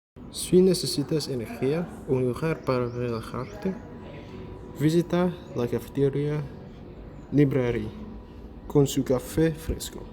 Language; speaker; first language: Spanish; non-native, learner; English